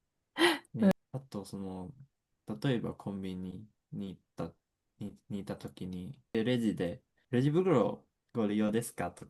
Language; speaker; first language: Japanese; non-native, fluent; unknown